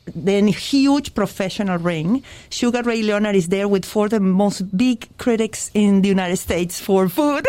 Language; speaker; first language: English; non-native, fluent; Spanish